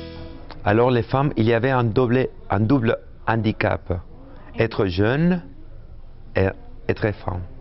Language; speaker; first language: French; non-native, fluent; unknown